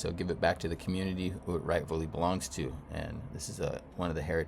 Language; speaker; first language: English; native; English